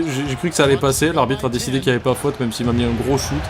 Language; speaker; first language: French; native; French